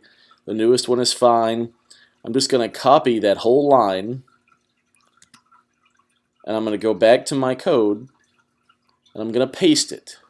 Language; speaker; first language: English; native; English